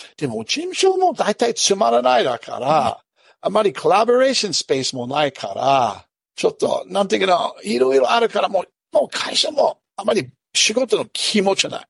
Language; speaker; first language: Japanese; non-native, fluent; English